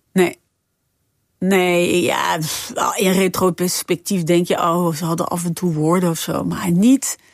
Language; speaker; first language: Dutch; non-native, fluent; French